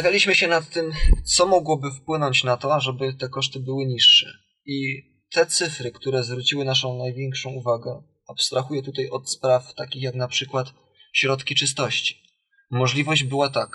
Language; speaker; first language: Polish; native; Polish